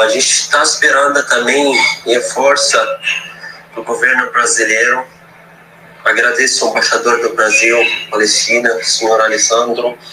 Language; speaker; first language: Portuguese; non-native, fluent; Arabic